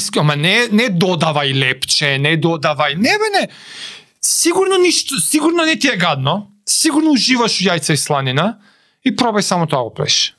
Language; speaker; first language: Macedonian; native; Macedonian